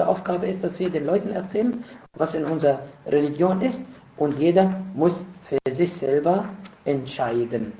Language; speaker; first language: German; non-native, fluent; Arabic